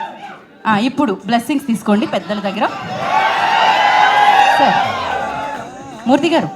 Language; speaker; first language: Telugu; native; Telugu